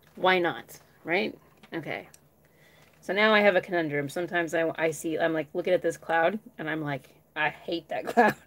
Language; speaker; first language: English; native; English